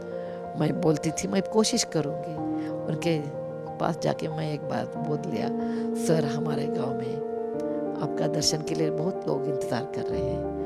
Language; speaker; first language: Hindi; non-native, local second language; Kannada